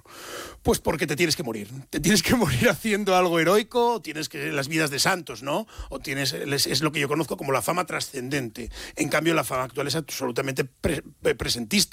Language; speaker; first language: Spanish; native; Spanish